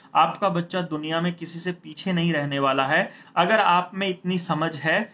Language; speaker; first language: Hindi; native; Hindi